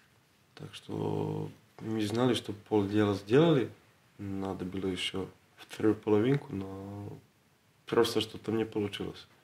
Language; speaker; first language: Russian; non-native, learner; Serbian